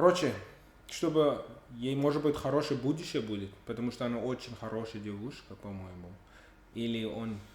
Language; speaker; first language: Russian; non-native, learner; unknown